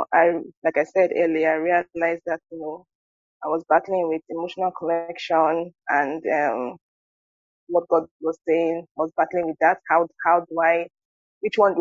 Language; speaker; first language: English; non-native, local second language; Igbo